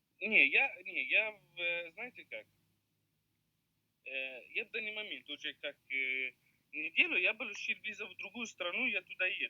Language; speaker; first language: Russian; non-native, learner; Arabic